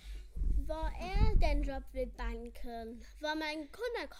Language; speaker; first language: Danish; non-native, learner; German